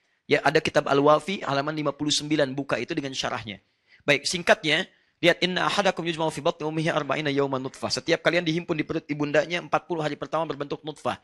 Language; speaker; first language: Indonesian; non-native, fluent; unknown